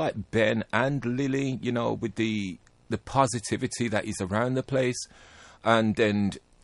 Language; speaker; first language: English; native; English